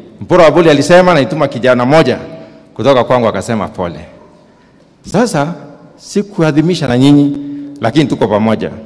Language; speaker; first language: Swahili; non-native, local second language; Meru